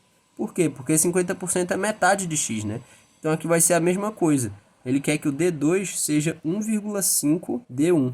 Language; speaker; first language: Portuguese; native; Portuguese